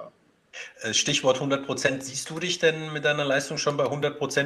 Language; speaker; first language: German; native; German